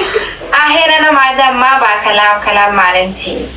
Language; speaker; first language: Arabic; non-native, learner; Oromo